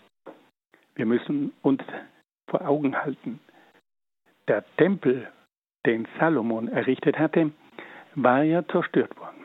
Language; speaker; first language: German; native; German